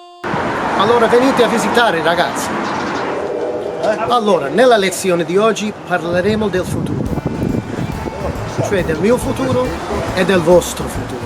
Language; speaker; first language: Italian; non-native, fluent; English